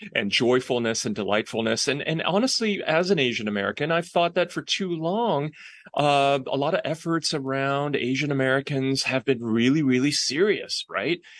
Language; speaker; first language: English; non-native, local second language; Cantonese